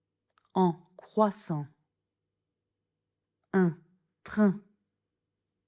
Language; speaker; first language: French; non-native, fluent; Serbian